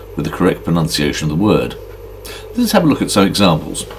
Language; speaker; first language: English; native; English